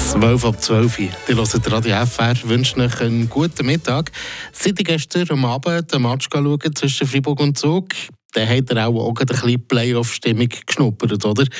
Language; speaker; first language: German; native; German